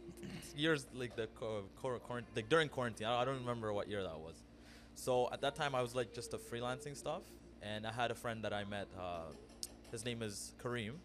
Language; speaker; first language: English; early bilingual, other home language; Amharic